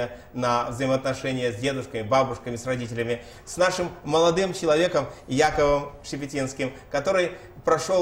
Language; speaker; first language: Russian; native; Russian